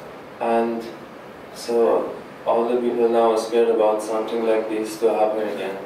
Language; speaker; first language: English; non-native, learner; Persian